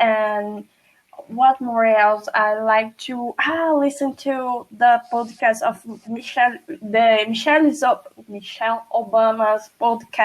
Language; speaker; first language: English; non-native, fluent; Portuguese